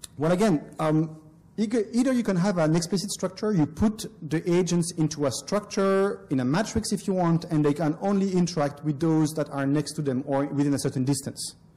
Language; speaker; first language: English; non-native, fluent; French